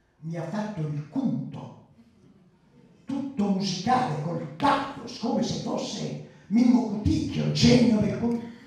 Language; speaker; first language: Italian; early bilingual, other home language; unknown